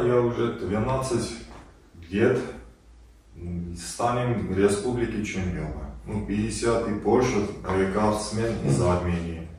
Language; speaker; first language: Russian; non-native, learner; Armenian